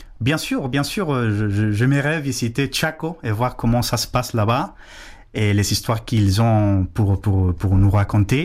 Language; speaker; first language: French; non-native, fluent; Spanish